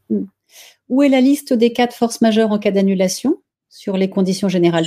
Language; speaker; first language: French; native; French